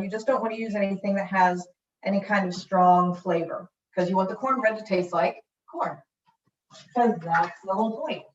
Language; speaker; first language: English; native; English